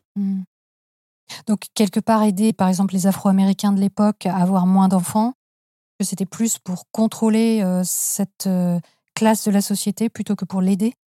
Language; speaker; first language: French; native; French